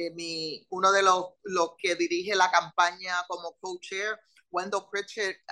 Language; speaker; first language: Spanish; early bilingual, heritage; Spanish